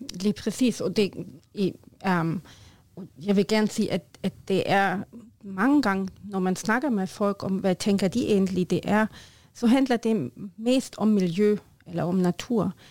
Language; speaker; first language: Norwegian; non-native, learner; German